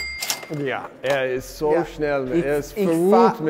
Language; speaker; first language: German; non-native, learner; English